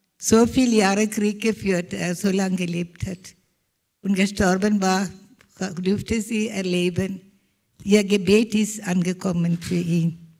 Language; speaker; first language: German; non-native, fluent; Malayalam